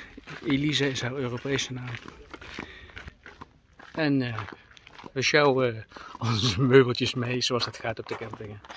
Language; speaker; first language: Dutch; native; Dutch